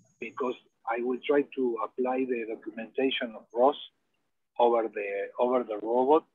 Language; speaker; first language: English; non-native, learner; Spanish